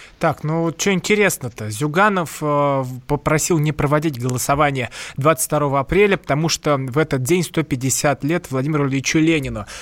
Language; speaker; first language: Russian; native; Russian